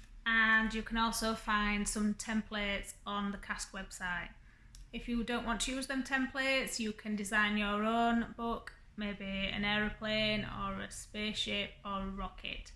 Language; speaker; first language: English; native; English